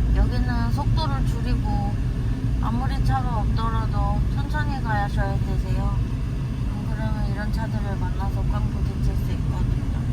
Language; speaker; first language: Korean; native; Korean